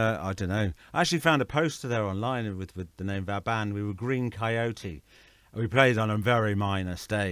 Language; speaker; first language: English; native; English